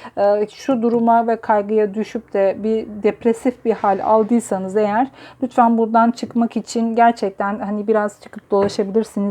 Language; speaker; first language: Turkish; native; Turkish